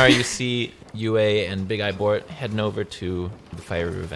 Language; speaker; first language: English; native; English